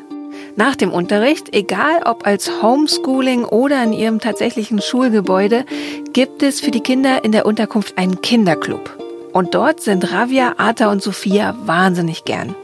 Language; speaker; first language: German; native; German